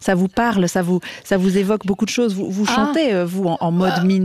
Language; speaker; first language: French; native; French